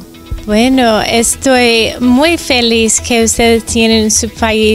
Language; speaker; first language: Spanish; non-native, fluent; English